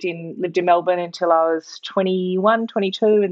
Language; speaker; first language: English; native; English